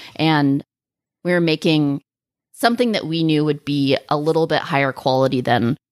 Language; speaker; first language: English; native; English